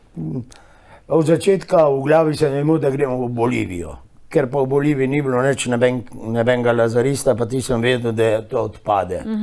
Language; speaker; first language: Slovenian; early bilingual, heritage; Slovenian